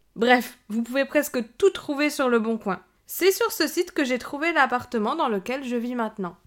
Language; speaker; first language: French; native; French